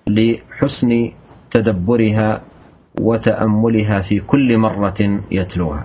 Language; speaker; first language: Arabic; native; Arabic